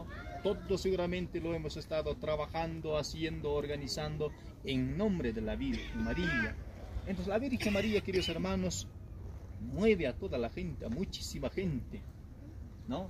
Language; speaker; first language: Spanish; native; Spanish